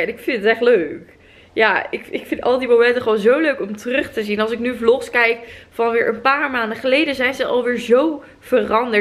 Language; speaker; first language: Dutch; native; Dutch